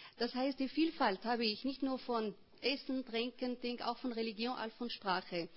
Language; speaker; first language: German; non-native, fluent; Arabic